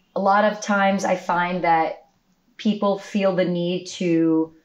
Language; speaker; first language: English; native; English